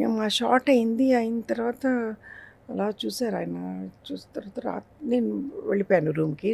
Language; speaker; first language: Telugu; non-native, local second language; Urdu